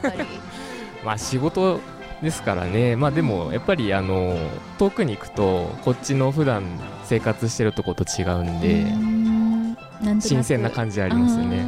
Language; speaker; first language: Japanese; native; Japanese